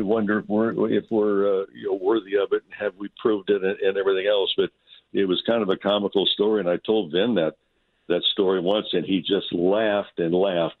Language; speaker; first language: English; native; English